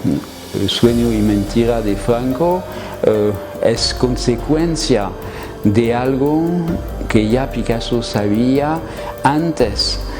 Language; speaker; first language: Spanish; non-native, fluent; French